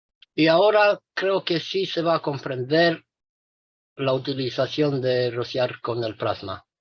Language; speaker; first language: Spanish; non-native, fluent; Romanian